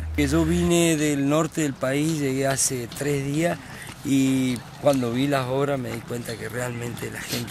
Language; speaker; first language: Spanish; native; Spanish